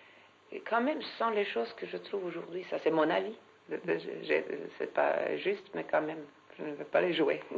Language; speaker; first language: French; non-native, fluent; Swedish